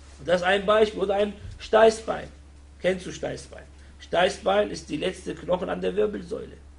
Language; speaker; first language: German; non-native, fluent; Arabic